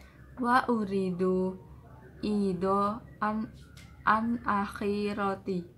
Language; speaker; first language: Arabic; non-native, learner; Indonesian